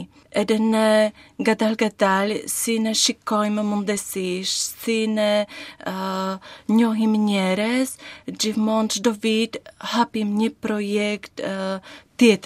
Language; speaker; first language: Albanian; non-native, learner; Slovak